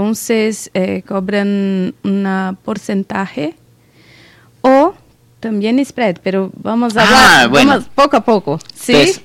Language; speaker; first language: Spanish; non-native, learner; Portuguese